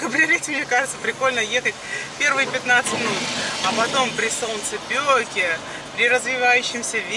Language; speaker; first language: Russian; native; Russian